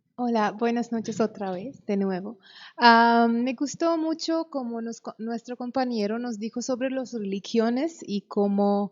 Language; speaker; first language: Spanish; non-native, fluent; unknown